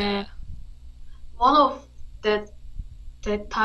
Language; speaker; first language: English; non-native, learner; Korean